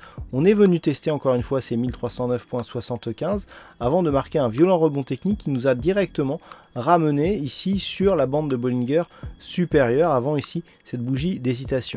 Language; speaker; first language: French; native; French